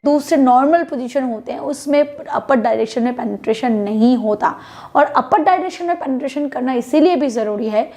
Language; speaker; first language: Hindi; native; Hindi